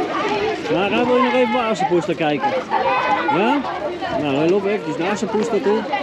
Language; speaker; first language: Dutch; native; Dutch